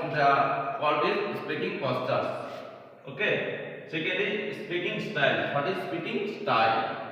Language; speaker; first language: English; non-native, local second language; Bangla